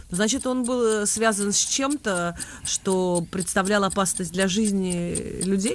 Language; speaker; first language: Russian; native; Russian